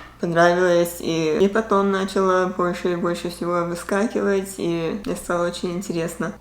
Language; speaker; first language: Russian; early bilingual, heritage; Russian